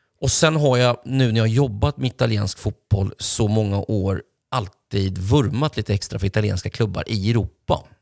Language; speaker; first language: Swedish; native; Swedish